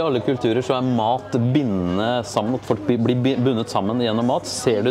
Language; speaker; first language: Norwegian; native; Norwegian